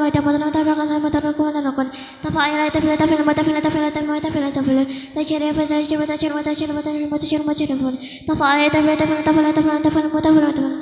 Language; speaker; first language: Arabic; non-native, learner; Javanese